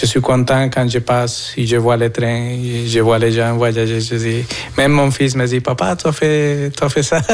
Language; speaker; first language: French; non-native, fluent; Spanish